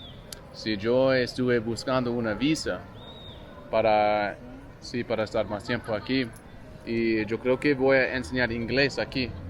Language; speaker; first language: Spanish; non-native, learner; English